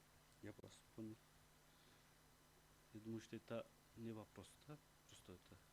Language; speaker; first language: Russian; non-native, local second language; Kyrgyz